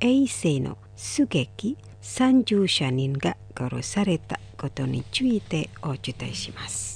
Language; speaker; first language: Japanese; non-native, fluent; Indonesian